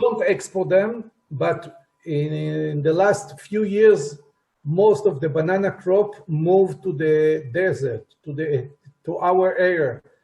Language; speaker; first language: English; non-native, fluent; Hebrew